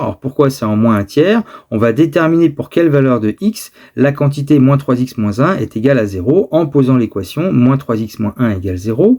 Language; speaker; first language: French; native; French